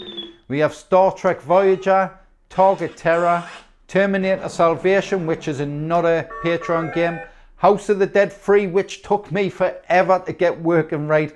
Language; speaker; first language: English; native; English